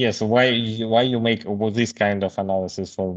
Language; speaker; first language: English; non-native, learner; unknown